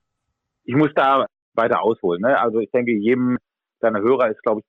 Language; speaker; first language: German; native; German